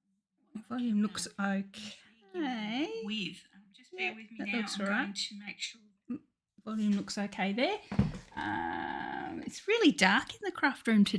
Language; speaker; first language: English; native; English